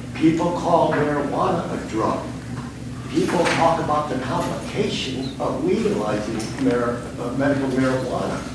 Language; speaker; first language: English; early bilingual, other home language; German